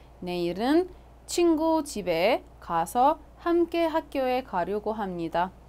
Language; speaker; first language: Korean; non-native, fluent; Arabic